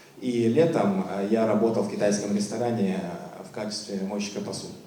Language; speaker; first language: Russian; native; Russian